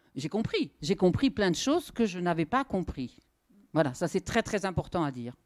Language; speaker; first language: French; native; French